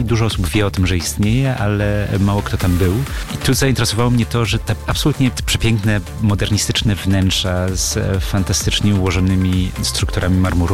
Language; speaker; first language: Polish; native; Polish